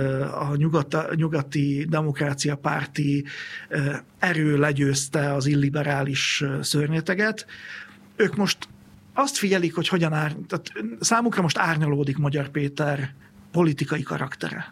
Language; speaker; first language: Hungarian; native; Hungarian